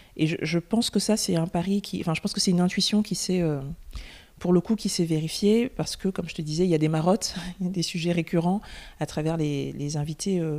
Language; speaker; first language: French; native; French